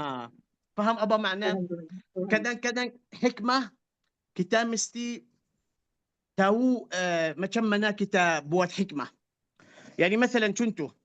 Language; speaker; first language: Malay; non-native, fluent; Arabic